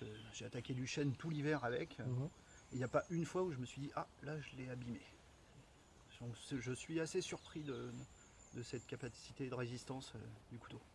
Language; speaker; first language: French; native; French